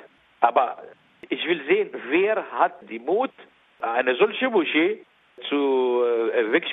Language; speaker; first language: German; non-native, learner; Arabic